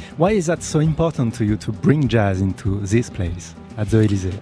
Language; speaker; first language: English; non-native, fluent; French